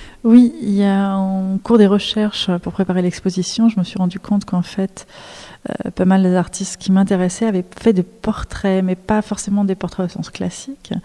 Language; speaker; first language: French; native; French